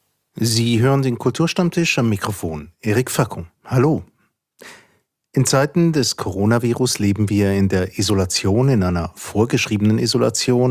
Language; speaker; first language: German; native; German